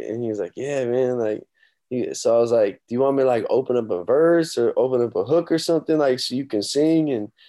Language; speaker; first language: English; native; English